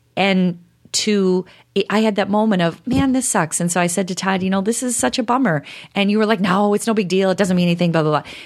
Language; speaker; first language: English; native; English